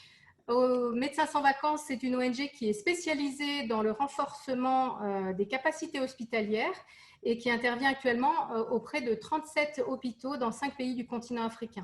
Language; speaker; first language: French; native; French